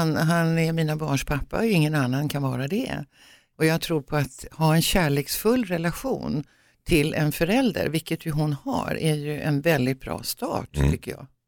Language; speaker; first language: Swedish; native; Swedish